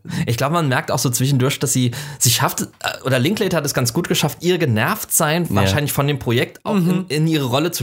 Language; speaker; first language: German; native; German